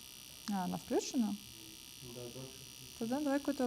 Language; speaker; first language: Russian; non-native, fluent; Estonian